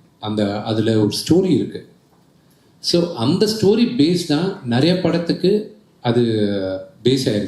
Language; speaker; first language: Tamil; early bilingual, heritage; Telugu